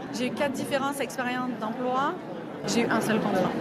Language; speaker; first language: French; native; French